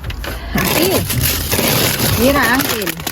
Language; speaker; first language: Spanish; non-native, learner; Filipino